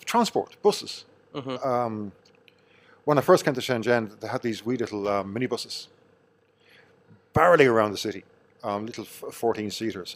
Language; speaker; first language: English; native; English